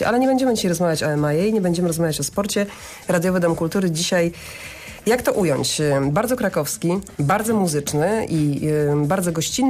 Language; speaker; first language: Polish; native; Polish